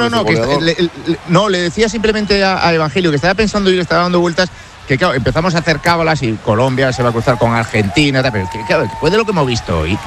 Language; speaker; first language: Spanish; native; Spanish